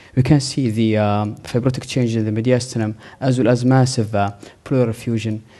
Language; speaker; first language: English; non-native, fluent; Arabic